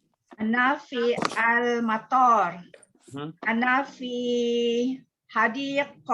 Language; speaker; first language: Arabic; non-native, learner; Malay